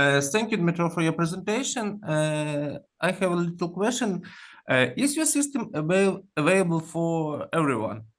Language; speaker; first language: English; non-native, learner; Ukrainian